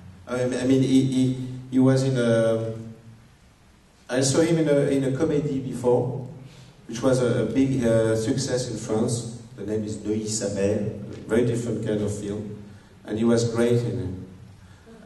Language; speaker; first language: English; non-native, learner; French